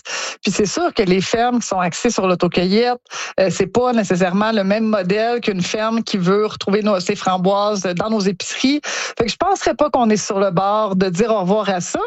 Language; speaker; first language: French; native; French